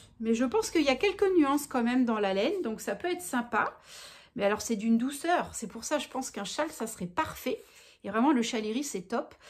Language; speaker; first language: French; native; French